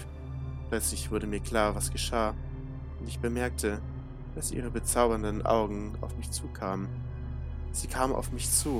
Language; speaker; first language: German; native; German